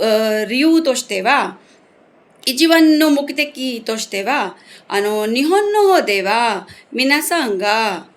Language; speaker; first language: Japanese; non-native, fluent; Hindi